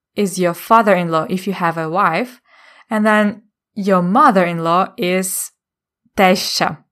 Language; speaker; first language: English; non-native, fluent; Ukrainian